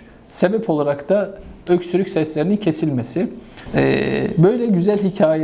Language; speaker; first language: Turkish; native; Turkish